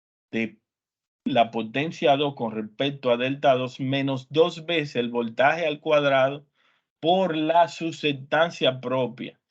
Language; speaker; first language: Spanish; native; Spanish